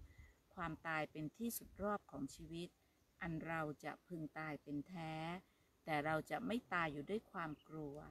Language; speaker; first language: Thai; native; Thai